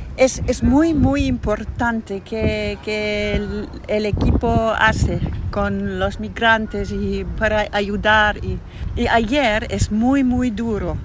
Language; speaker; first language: Spanish; non-native, learner; German